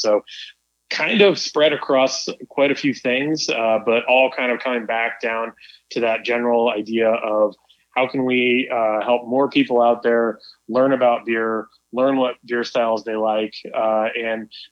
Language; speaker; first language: English; native; English